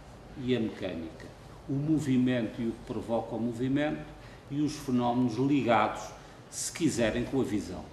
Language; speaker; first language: Portuguese; native; Portuguese